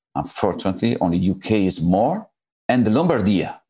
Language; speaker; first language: English; non-native, fluent; Italian